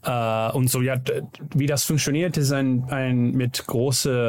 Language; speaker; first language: German; non-native, learner; Dutch